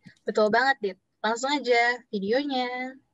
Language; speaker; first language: Indonesian; native; Indonesian